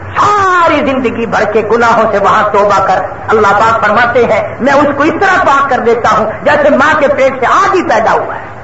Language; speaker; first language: Urdu; non-native, local second language; Saraiki